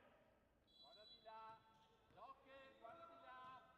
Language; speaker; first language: Italian; native; Italian